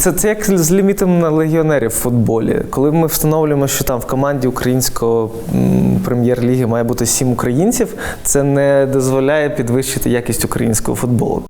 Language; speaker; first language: Ukrainian; non-native, local second language; Russian